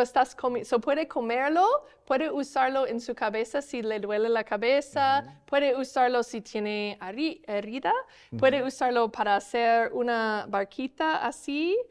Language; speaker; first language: Spanish; non-native, learner; English